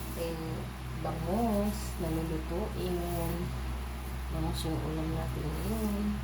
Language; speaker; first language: Filipino; non-native, local second language; Cebuano